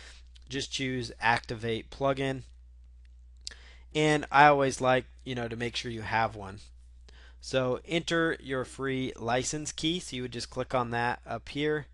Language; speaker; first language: English; native; English